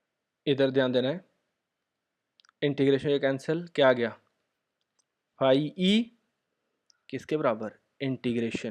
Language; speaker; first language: Hindi; native; Hindi